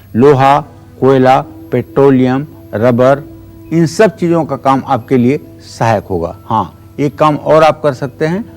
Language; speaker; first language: Hindi; native; Hindi